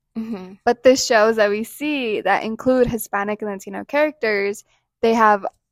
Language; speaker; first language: English; non-native, fluent; Spanish